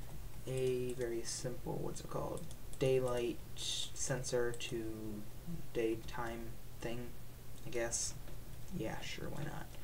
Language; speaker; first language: English; native; English